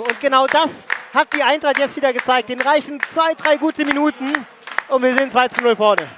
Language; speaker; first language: German; native; German